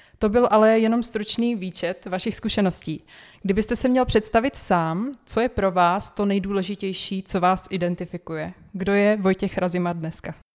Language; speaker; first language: Czech; native; Czech